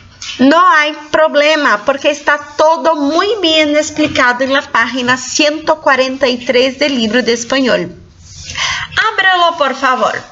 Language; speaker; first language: Spanish; non-native, fluent; Portuguese